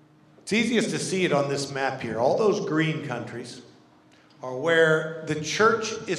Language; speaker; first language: English; native; English